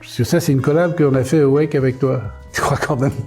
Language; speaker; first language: French; native; French